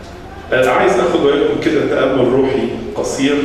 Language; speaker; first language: Arabic; native; Arabic